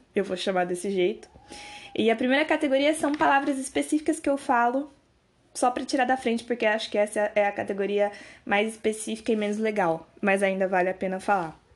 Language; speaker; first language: Portuguese; native; Portuguese